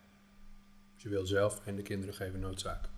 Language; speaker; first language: Dutch; native; Dutch